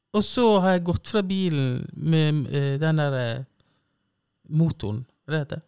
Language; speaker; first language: Norwegian; native; Norwegian